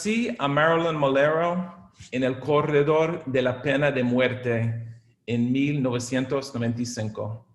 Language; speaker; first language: Spanish; non-native, fluent; English